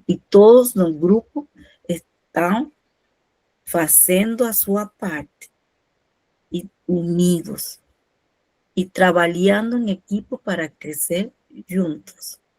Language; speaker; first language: Portuguese; non-native, fluent; Spanish